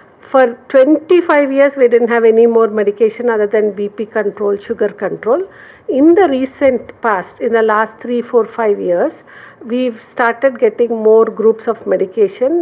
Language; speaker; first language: English; non-native, local second language; Telugu